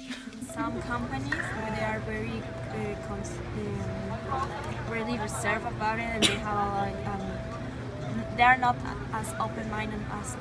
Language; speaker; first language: English; non-native, fluent; Spanish